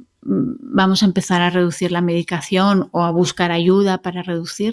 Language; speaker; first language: Spanish; native; Spanish